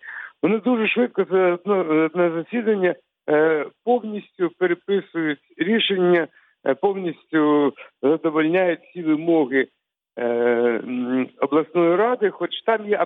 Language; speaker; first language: Ukrainian; non-native, local second language; Russian